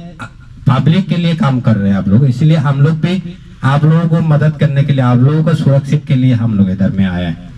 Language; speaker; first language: Hindi; non-native, local second language; Chakma